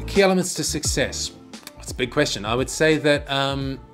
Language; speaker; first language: English; native; English